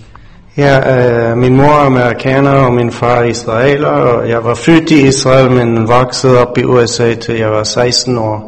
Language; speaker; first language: Danish; non-native, fluent; English